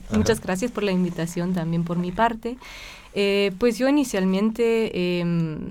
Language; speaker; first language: Spanish; non-native, fluent; German